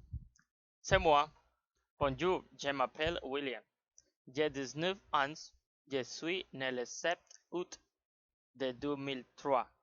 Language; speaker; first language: French; non-native, learner; Spanish